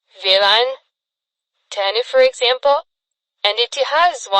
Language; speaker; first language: English; non-native, fluent; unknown